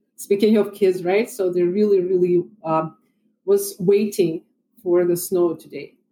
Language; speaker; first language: English; non-native, fluent; Russian